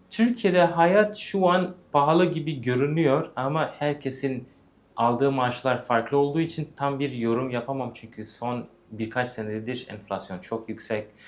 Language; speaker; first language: Turkish; early bilingual, heritage; English